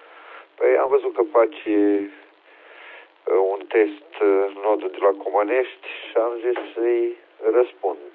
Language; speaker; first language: Romanian; native; Romanian